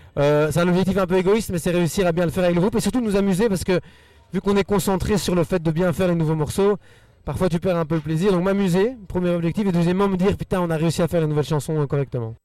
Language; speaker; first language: French; early bilingual, other home language; Spanish